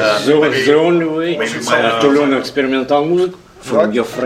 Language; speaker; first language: English; non-native, learner; Russian